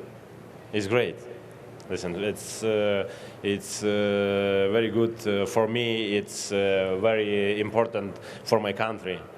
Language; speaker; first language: English; non-native, learner; Ukrainian